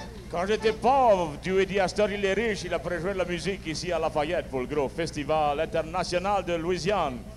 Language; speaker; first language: French; early bilingual, heritage; French